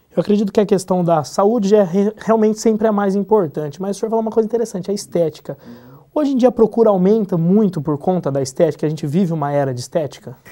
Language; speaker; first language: Portuguese; native; Portuguese